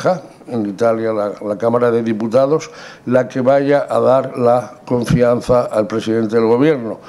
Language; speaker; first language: Spanish; native; Spanish